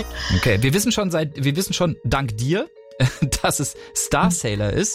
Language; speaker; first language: German; native; German